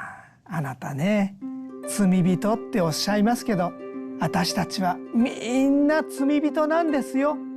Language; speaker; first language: Japanese; native; Japanese